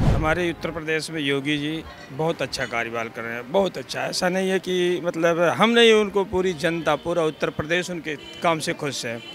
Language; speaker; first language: Hindi; native; Hindi